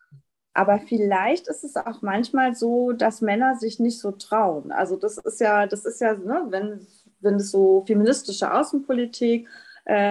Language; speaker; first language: German; native; German